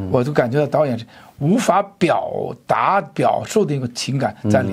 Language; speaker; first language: Chinese; native; Chinese